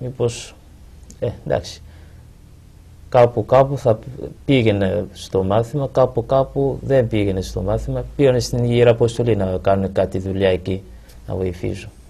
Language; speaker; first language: Greek; non-native, fluent; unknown